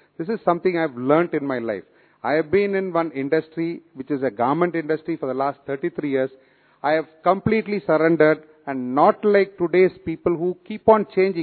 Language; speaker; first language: English; non-native, local second language; Tamil